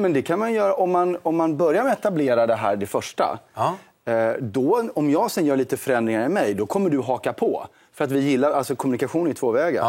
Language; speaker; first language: Swedish; native; Swedish